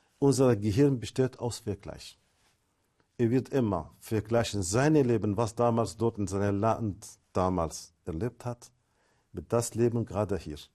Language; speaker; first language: German; non-native, fluent; Arabic